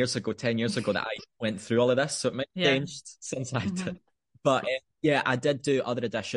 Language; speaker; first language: English; native; English